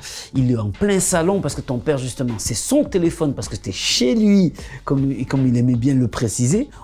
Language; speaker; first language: French; native; French